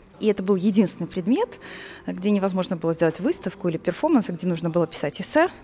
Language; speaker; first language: Russian; native; Russian